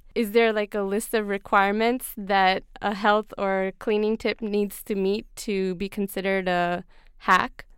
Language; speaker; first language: English; non-native, local second language; Urdu